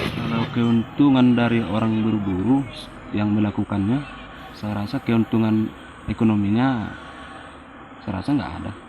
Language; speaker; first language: Malay; non-native, local second language; Minangkabau